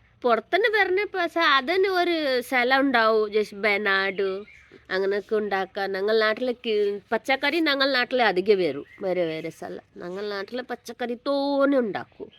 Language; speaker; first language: Malayalam; non-native, learner; Hindi